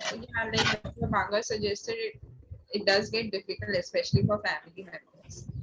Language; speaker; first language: English; non-native, local second language; Marathi